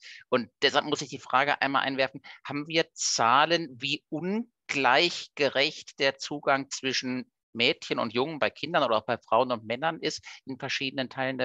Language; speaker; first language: German; native; German